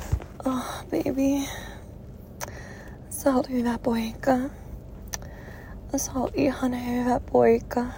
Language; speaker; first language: Finnish; non-native, learner; English